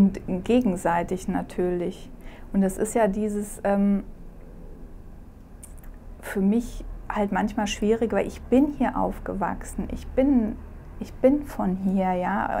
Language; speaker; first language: German; early bilingual, other home language; Croatian